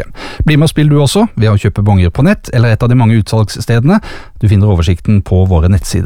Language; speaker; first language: Norwegian; native; Norwegian